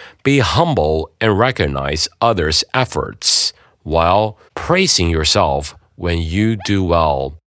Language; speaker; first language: English; non-native, fluent; Chinese